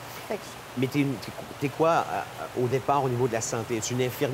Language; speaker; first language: French; native; French